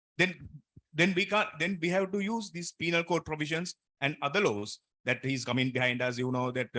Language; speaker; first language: English; non-native, local second language; Sinhala